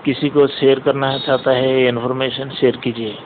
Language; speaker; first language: Hindi; non-native, local second language; Telugu